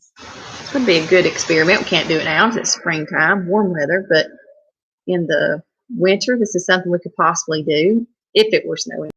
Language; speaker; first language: English; native; English